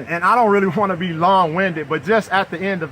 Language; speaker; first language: English; native; English